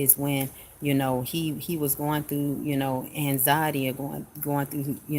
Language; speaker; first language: English; native; English